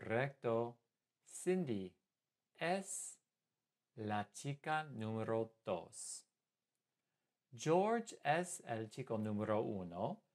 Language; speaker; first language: Spanish; non-native, fluent; English